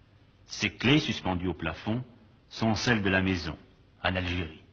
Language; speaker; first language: French; native; French